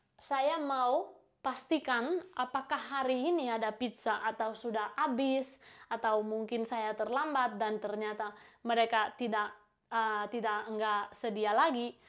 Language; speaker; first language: Indonesian; non-native, fluent; Spanish